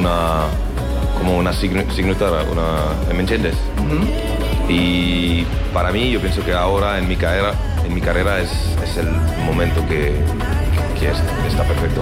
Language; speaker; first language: Spanish; non-native, learner; French